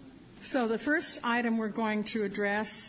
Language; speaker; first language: English; native; English